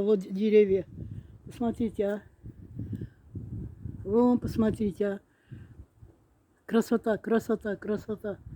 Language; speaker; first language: Russian; non-native, fluent; Azerbaijani